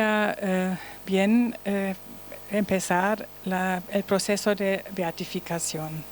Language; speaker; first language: Spanish; non-native, learner; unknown